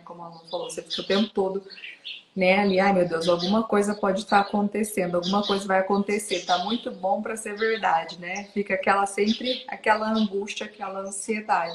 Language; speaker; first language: Portuguese; native; Portuguese